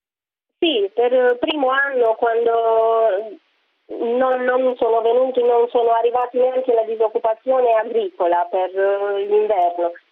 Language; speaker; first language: Italian; non-native, fluent; Romanian